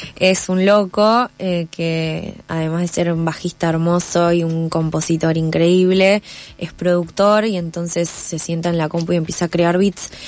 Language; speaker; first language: Spanish; native; Spanish